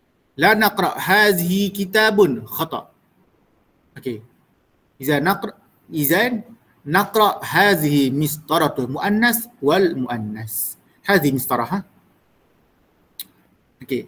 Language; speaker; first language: Arabic; non-native, fluent; Malay